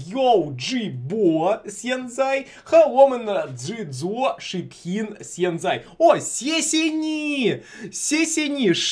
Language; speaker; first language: Chinese; non-native, learner; Russian